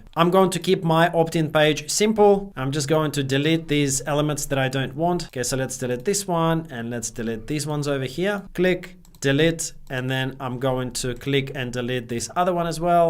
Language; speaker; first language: English; native; English